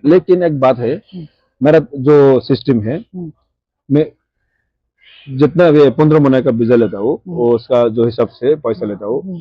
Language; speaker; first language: Hindi; non-native, local second language; Bangla